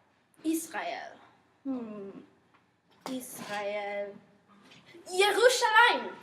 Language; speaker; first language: Hebrew; non-native, learner; English